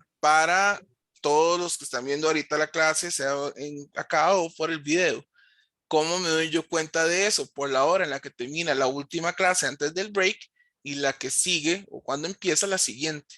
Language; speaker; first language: Spanish; native; Spanish